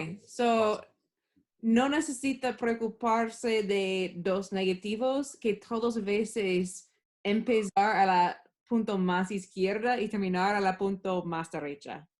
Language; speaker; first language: Spanish; non-native, learner; English